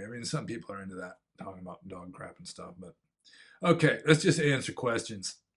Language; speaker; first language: English; native; English